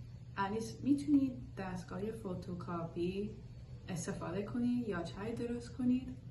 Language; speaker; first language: Persian; non-native, learner; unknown